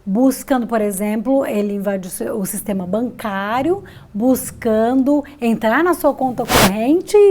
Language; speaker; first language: Portuguese; native; Portuguese